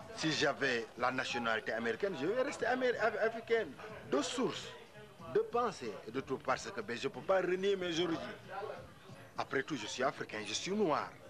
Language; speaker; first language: French; non-native, local second language; Wolof